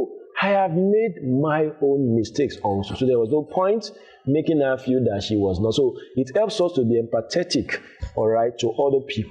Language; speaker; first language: English; non-native, local second language; Yoruba